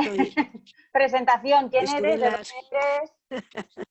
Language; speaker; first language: Spanish; native; Spanish